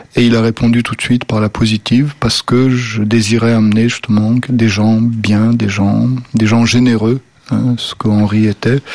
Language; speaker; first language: French; early bilingual, other home language; Slovenian